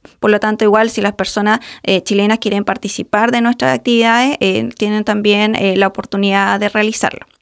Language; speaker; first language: Spanish; native; Spanish